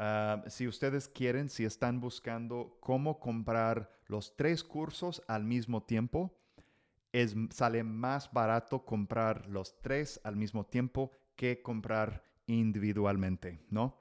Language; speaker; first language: Spanish; non-native, fluent; English